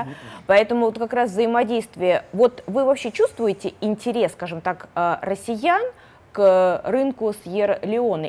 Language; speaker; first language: Russian; native; Russian